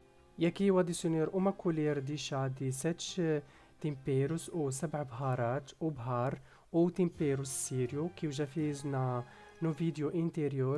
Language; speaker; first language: Portuguese; non-native, fluent; Arabic